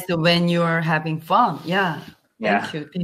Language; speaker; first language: English; non-native, learner; Korean